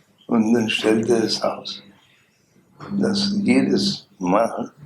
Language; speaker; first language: German; non-native, learner; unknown